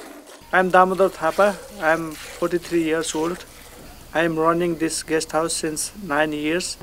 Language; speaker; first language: English; non-native, learner; Nepali